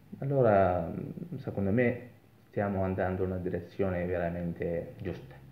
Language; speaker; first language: Italian; non-native, fluent; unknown